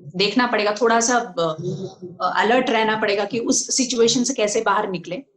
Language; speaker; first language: Hindi; non-native, local second language; Bangla